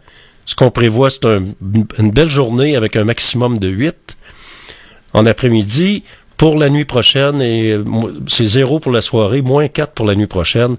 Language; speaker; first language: French; native; French